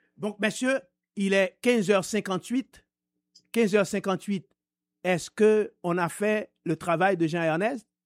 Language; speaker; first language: French; non-native, local second language; Haitian Creole